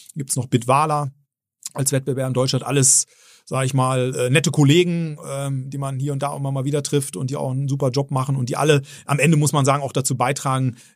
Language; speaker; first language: German; native; German